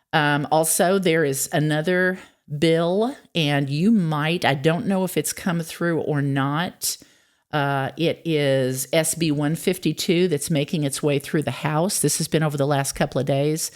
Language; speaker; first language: English; native; English